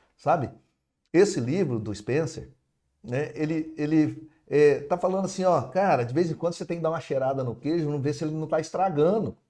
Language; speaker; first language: Portuguese; native; Portuguese